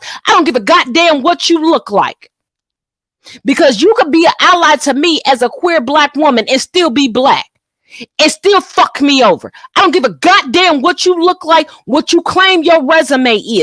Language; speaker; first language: English; native; English